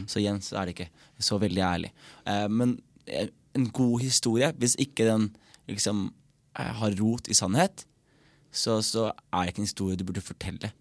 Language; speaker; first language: Norwegian; early bilingual, other home language; Somali